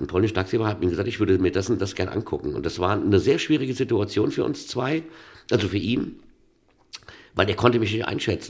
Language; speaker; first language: German; native; German